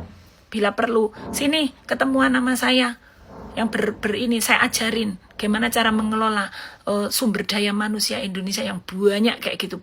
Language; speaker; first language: Indonesian; native; Indonesian